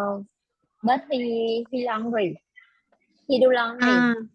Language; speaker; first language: English; non-native, learner; Vietnamese